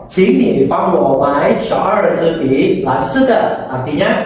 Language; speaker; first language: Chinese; non-native, fluent; Indonesian